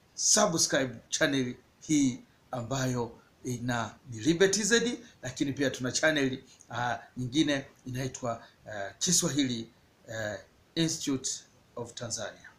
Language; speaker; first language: Swahili; native; Swahili